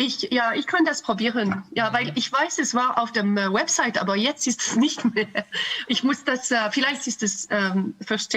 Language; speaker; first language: German; non-native, learner; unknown